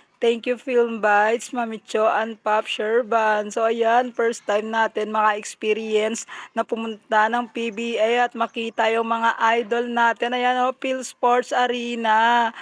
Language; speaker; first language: Filipino; non-native, local second language; Hiligaynon